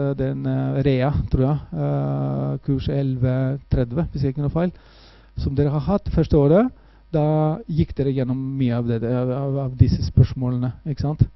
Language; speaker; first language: Norwegian; non-native, fluent; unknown